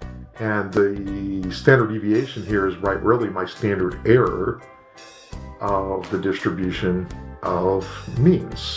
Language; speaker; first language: English; native; English